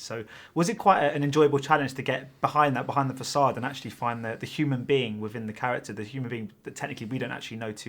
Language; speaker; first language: English; native; English